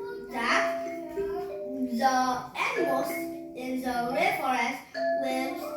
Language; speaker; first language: English; non-native, learner; Vietnamese